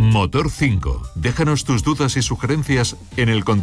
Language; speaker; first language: Spanish; native; Spanish